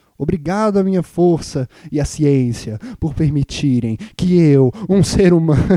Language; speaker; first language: Portuguese; native; Portuguese